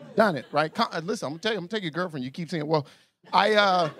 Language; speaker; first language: English; native; English